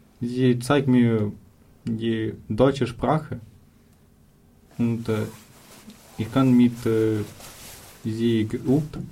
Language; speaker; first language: German; non-native, learner; Ukrainian